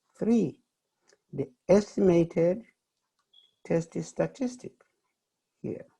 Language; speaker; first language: English; non-native, fluent; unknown